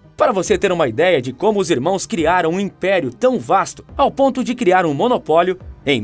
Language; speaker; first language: Portuguese; native; Portuguese